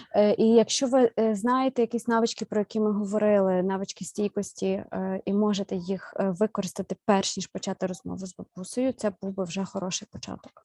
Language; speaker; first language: Ukrainian; native; Ukrainian